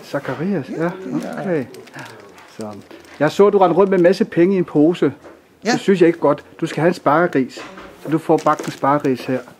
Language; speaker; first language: Danish; native; Danish